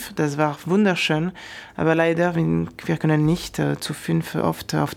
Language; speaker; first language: German; non-native, fluent; French